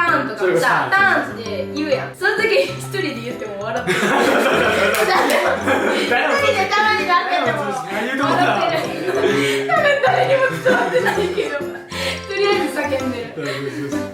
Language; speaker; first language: Japanese; native; Japanese